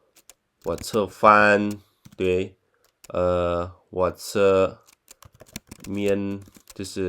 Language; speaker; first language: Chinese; non-native, learner; Khmer